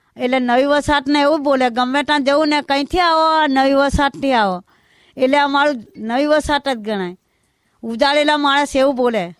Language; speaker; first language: Gujarati; non-native, local second language; Bhili